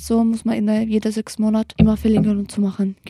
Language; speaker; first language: German; non-native, learner; Kurdish